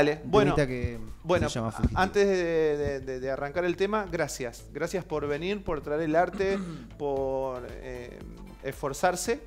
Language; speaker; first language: Spanish; native; Spanish